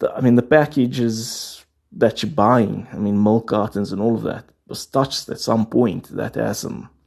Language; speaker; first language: English; native; English